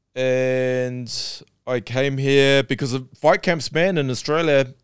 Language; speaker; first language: English; native; English